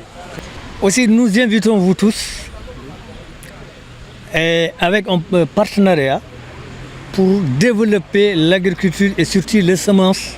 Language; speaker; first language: French; non-native, local second language; Fula